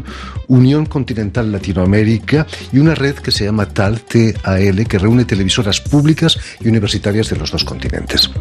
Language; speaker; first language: Spanish; native; Spanish